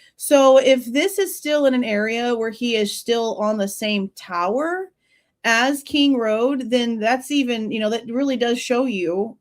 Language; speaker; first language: English; native; English